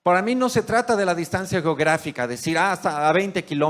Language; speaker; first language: Spanish; native; Spanish